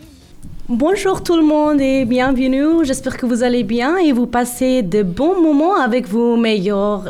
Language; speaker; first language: French; non-native, learner; Persian